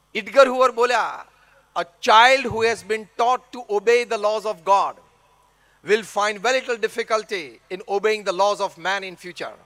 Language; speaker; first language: English; non-native, local second language; Gujarati